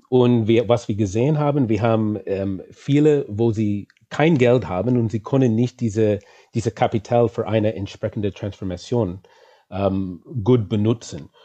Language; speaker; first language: German; non-native, fluent; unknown